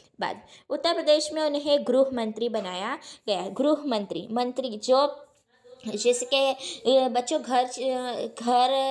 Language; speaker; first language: Hindi; non-native, local second language; Gujarati